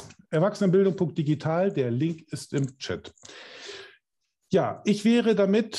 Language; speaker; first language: German; native; German